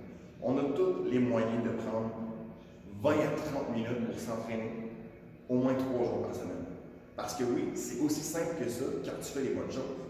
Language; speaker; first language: French; native; French